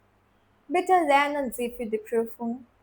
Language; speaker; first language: German; non-native, fluent; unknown